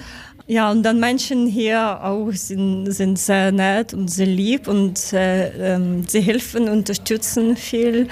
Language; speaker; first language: German; non-native, learner; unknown